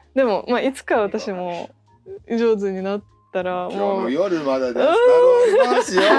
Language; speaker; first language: Japanese; non-native, fluent; Russian